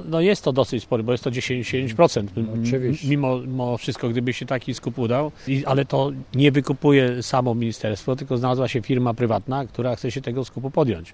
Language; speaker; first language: Polish; native; Polish